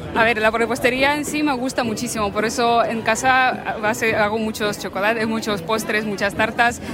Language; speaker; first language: Spanish; non-native, fluent; Ukrainian